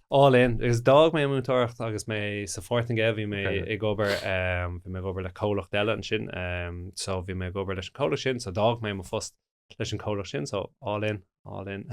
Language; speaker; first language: Irish; non-native, local second language; English